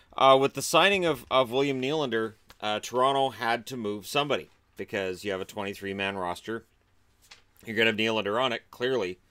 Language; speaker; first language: English; native; English